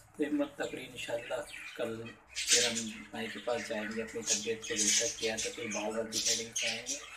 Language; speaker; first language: Urdu; native; Urdu